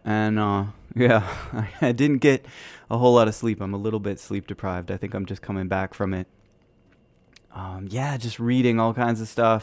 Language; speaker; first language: English; native; English